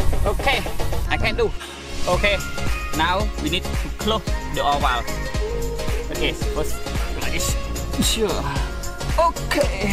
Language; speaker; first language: English; non-native, learner; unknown